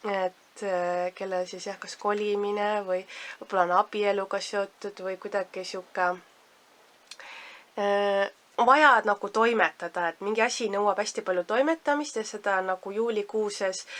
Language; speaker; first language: Estonian; native; Estonian